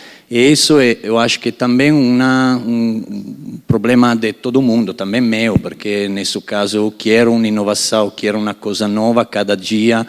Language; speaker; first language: Portuguese; non-native, fluent; Italian